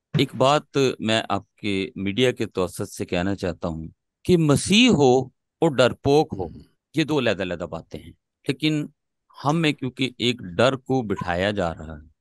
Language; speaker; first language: Urdu; non-native, local second language; Punjabi